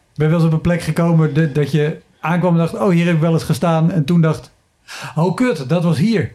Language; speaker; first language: Dutch; native; Dutch